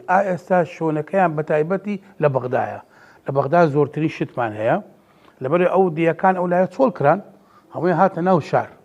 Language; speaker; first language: Central Kurdish; non-native, local second language; Southern Kurdish